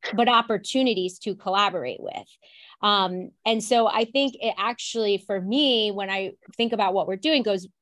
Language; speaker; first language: English; native; English